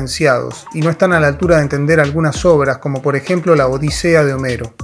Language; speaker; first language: Spanish; native; Spanish